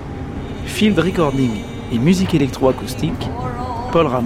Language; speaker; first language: French; native; French